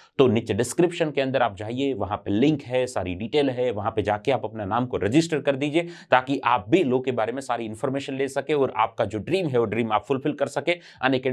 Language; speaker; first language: Hindi; non-native, local second language; Gujarati